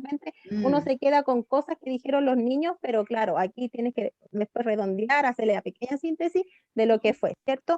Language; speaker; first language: Spanish; native; Spanish